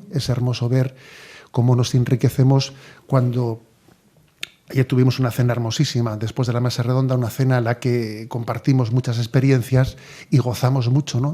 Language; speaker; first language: Spanish; native; Spanish